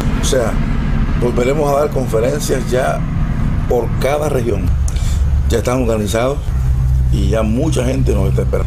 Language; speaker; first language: Spanish; native; Spanish